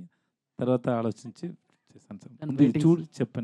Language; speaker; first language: Telugu; non-native, learner; Tamil